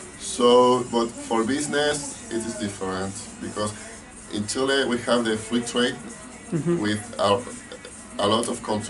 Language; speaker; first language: English; non-native, learner; Spanish